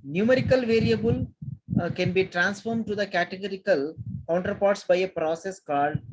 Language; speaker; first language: English; non-native, local second language; Telugu